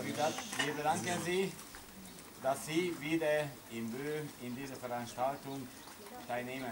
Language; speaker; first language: German; non-native, learner; Hungarian